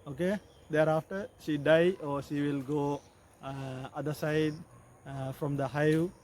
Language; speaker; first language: English; non-native, local second language; Tamil